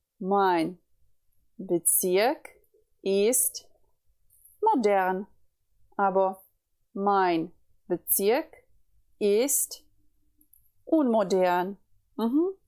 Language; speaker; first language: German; non-native, fluent; Ukrainian